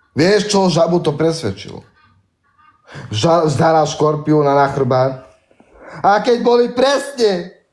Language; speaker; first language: Slovak; non-native, local second language; Romany